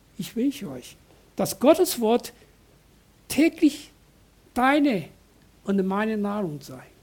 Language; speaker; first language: German; non-native, fluent; Chinese